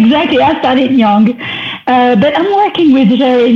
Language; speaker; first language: English; non-native, fluent; French